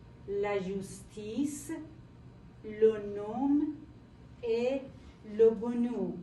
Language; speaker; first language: French; non-native, learner; Persian